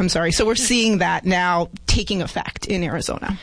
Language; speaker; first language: English; early bilingual, other home language; Spanish